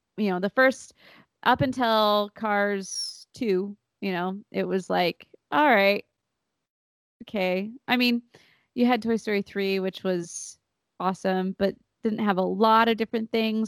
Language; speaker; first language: English; native; English